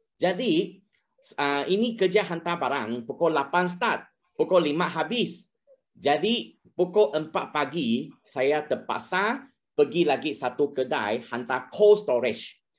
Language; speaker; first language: Malay; non-native, local second language; Chinese